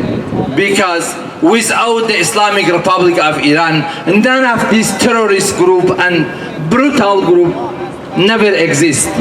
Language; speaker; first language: English; non-native, fluent; Persian